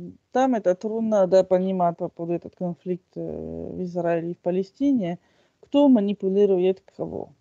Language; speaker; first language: Russian; non-native, fluent; French